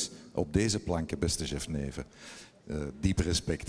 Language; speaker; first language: Dutch; native; Dutch